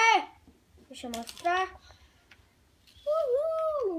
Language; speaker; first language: Portuguese; early bilingual, heritage; Portuguese